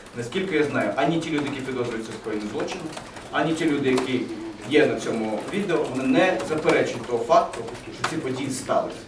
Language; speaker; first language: Ukrainian; early bilingual, other home language; Persian